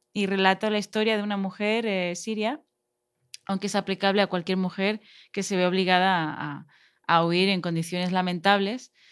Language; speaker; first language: Spanish; native; Spanish